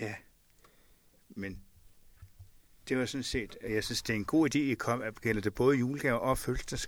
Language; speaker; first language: Danish; native; Danish